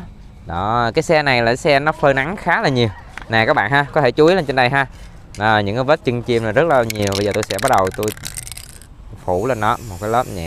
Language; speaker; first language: Vietnamese; native; Vietnamese